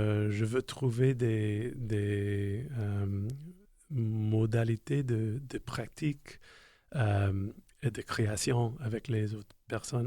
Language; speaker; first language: French; non-native, local second language; English